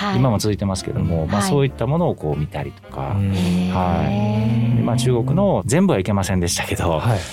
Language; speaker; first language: Japanese; native; Japanese